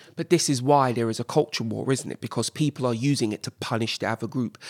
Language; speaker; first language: English; native; English